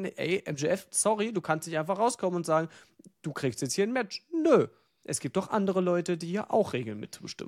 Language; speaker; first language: German; native; German